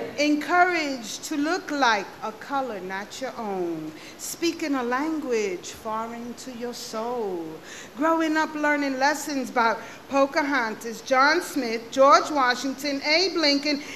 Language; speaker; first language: English; early bilingual, other home language; Spanish